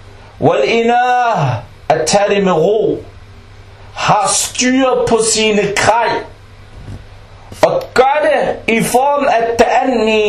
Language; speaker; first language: Danish; non-native, fluent; Arabic